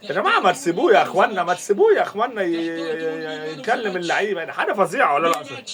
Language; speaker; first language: Arabic; native; Arabic